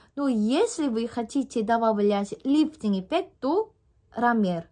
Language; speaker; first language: Russian; non-native, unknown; Korean